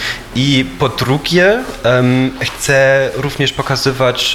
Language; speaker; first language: Polish; non-native, fluent; German